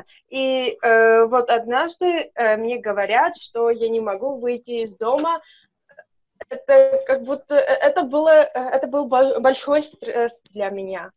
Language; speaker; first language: Russian; non-native, fluent; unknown